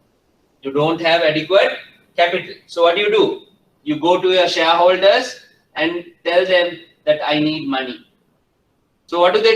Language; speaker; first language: English; non-native, local second language; Sinhala